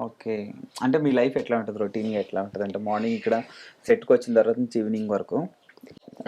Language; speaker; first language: Telugu; native; Telugu